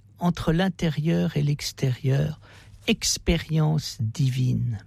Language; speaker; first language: French; native; French